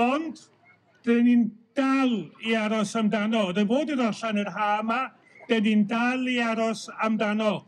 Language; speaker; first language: Welsh; native; Welsh